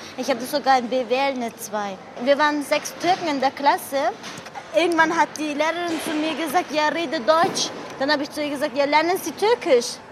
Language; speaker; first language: German; early bilingual, other home language; Turkish